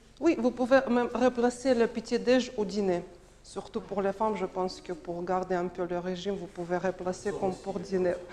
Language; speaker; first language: French; non-native, learner; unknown